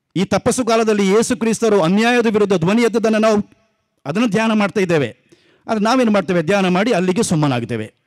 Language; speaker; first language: Kannada; non-native, local second language; Konkani